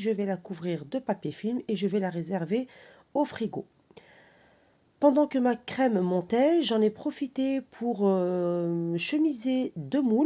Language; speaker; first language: French; native; French